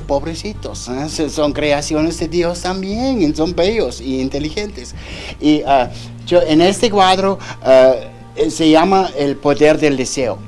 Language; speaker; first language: Spanish; non-native, learner; German